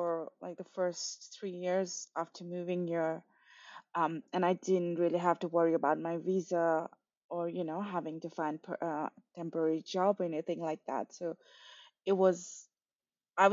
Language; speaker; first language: English; non-native, local second language; Nepali